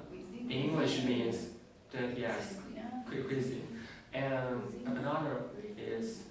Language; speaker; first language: English; non-native, learner; Chinese